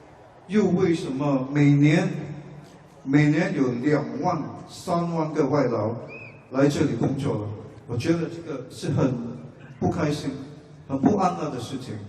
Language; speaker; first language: Chinese; non-native, local second language; English